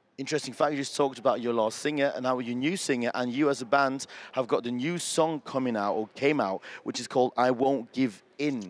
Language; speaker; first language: English; non-native, fluent; German